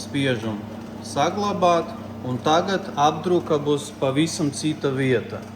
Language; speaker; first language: Latvian; non-native, local second language; Russian